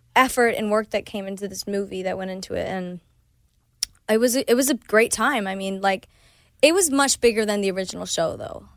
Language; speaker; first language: English; early bilingual, other home language; Spanish